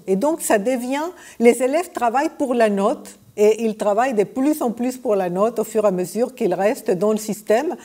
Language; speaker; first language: French; non-native, fluent; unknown